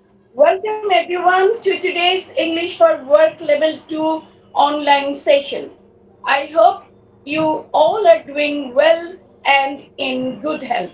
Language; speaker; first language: English; non-native, fluent; Bangla